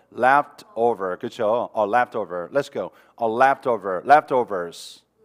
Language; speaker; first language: English; non-native, fluent; Korean